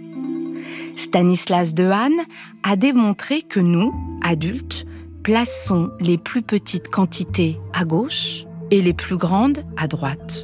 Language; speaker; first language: French; native; French